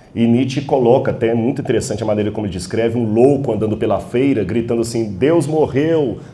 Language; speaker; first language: Portuguese; native; Portuguese